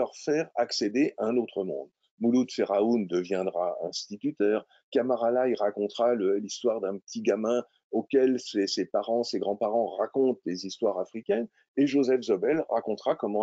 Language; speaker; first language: French; native; French